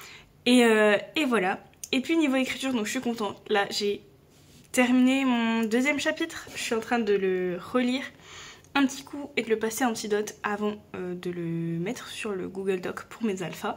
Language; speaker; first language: French; native; French